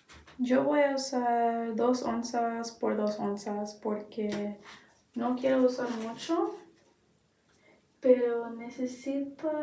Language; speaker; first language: Spanish; non-native, learner; English